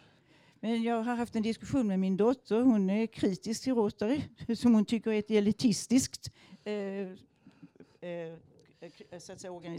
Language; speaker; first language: Swedish; native; Swedish